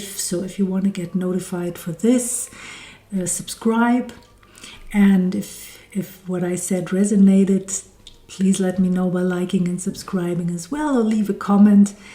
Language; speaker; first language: English; non-native, fluent; German